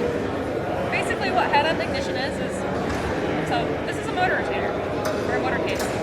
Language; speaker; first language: English; native; English